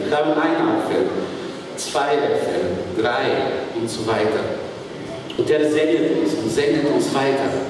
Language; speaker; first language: German; non-native, fluent; Bulgarian